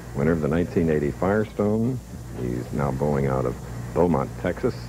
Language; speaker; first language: English; native; English